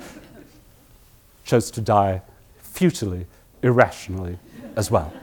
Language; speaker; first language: English; native; English